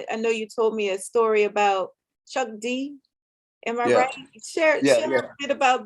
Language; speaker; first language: English; native; English